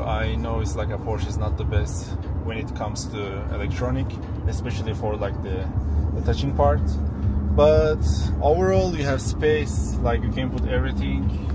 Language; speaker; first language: English; non-native, fluent; Turkish